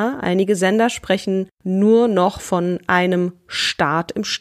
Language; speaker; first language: German; native; German